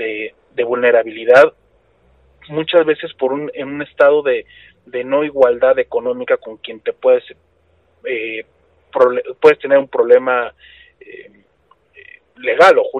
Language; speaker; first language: Spanish; native; Spanish